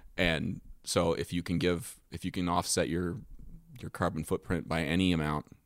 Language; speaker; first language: English; native; English